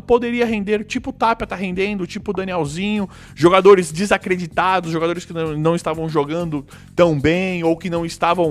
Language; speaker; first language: Portuguese; native; Portuguese